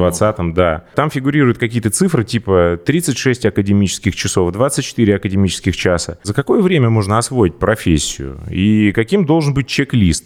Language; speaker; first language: Russian; native; Russian